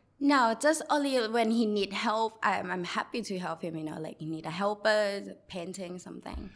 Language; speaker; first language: English; non-native, learner; Thai